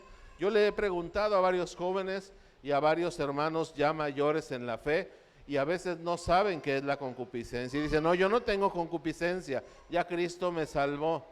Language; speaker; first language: Spanish; native; Spanish